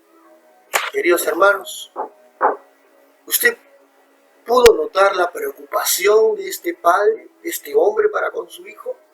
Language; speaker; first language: Spanish; native; Spanish